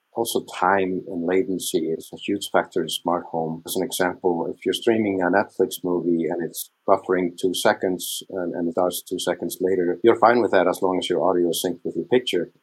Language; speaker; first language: English; non-native, fluent; Icelandic